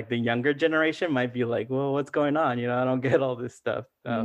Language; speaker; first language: English; early bilingual, other home language; Spanish